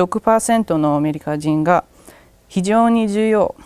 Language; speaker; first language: Japanese; non-native, learner; English